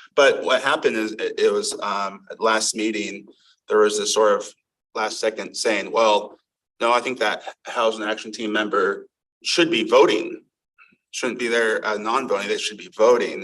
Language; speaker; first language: English; native; English